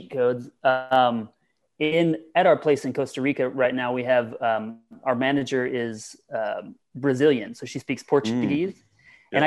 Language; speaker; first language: English; native; English